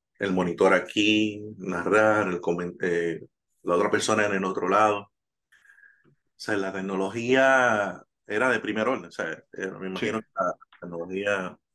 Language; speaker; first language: Spanish; native; Spanish